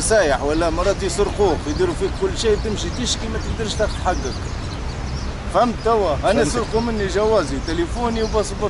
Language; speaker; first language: Arabic; native; Arabic